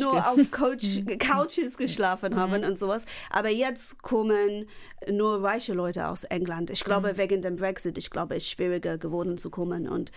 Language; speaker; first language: German; non-native, fluent; English